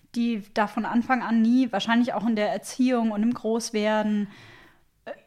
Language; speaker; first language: German; native; German